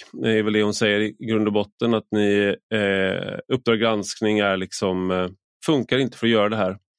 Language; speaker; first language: Swedish; native; Swedish